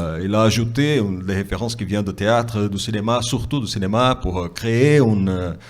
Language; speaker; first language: French; non-native, fluent; Portuguese